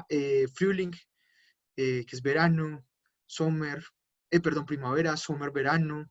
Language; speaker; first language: Spanish; native; Spanish